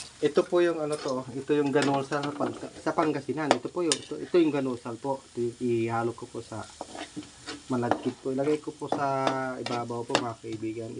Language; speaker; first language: Filipino; non-native, local second language; Pangasinan